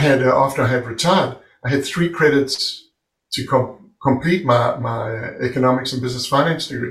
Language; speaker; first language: English; native; English